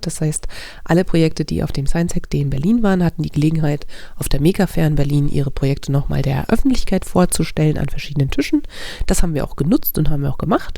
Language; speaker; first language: German; native; German